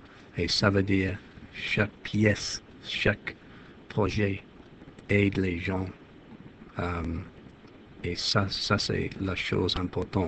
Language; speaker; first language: French; non-native, fluent; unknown